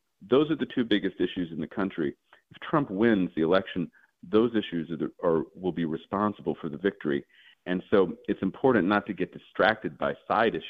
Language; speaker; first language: English; native; English